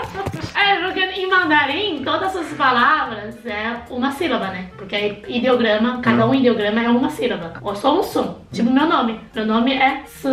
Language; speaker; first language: Portuguese; non-native, fluent; Chinese